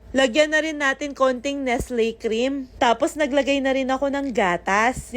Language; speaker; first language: Filipino; non-native, local second language; Pampanga